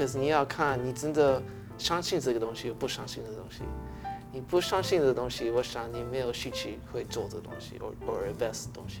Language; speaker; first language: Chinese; early bilingual, heritage; English